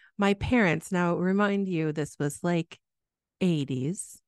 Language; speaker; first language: English; native; English